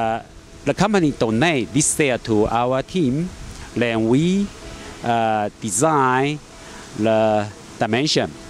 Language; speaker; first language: English; non-native, learner; Chinese